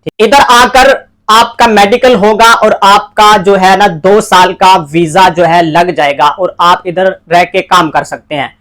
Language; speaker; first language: Urdu; non-native, local second language; Punjabi